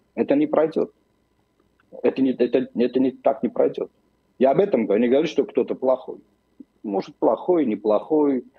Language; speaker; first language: Russian; non-native, local second language; Armenian